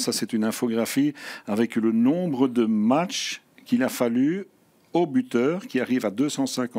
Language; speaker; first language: French; native; French